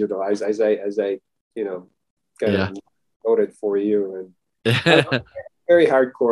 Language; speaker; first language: English; early bilingual, other home language; Filipino